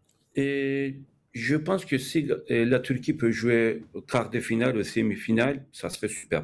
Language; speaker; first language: French; non-native, fluent; Turkish